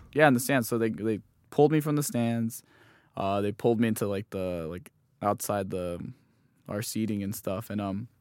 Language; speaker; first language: English; native; English